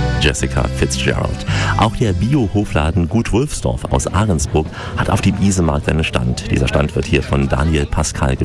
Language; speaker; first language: German; native; German